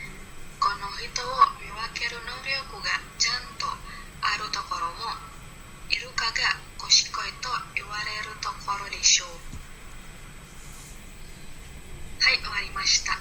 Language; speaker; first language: Japanese; non-native, learner; Indonesian